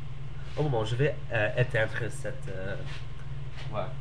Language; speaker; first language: French; non-native, learner; English